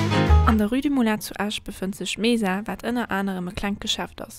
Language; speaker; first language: German; non-native, local second language; Luxembourgish